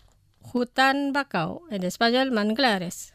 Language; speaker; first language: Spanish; non-native, fluent; Indonesian